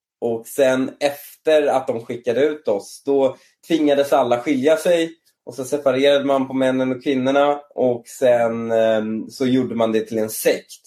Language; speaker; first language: Swedish; early bilingual, other home language; Persian